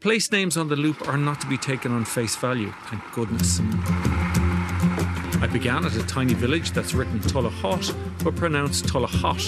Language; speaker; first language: English; native; English